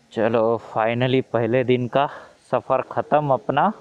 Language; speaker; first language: Hindi; non-native, local second language; Marathi